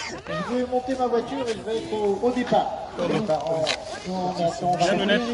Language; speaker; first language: French; native; French